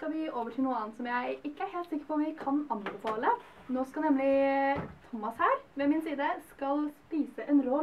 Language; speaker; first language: Norwegian; native; Norwegian